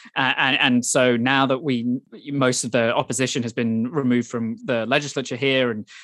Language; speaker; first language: English; native; English